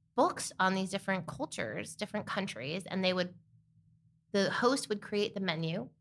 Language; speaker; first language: English; native; English